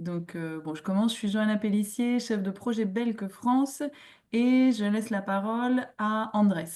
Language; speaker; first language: French; native; French